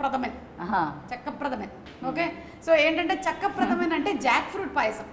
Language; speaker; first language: Telugu; native; Telugu